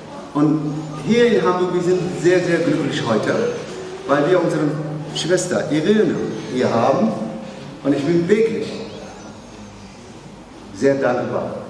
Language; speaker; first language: German; non-native, learner; Somali